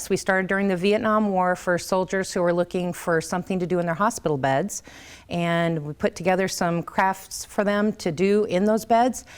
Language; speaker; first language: English; native; English